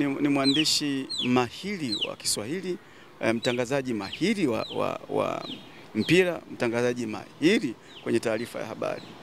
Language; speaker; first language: Swahili; native; Swahili